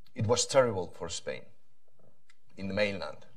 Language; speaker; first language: English; non-native, fluent; Spanish